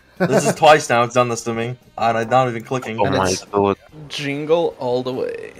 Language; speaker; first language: English; native; English